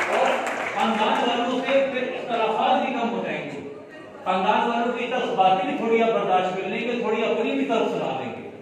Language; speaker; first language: Urdu; non-native, local second language; Sindhi